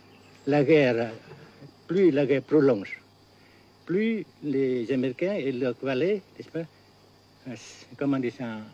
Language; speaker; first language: French; non-native, fluent; Vietnamese